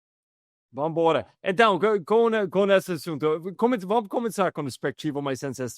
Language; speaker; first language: Portuguese; non-native, fluent; English